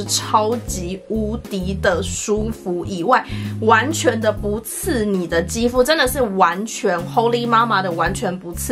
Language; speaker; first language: Chinese; native; Chinese